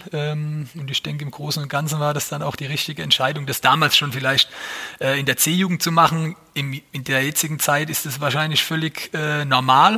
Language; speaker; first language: German; native; German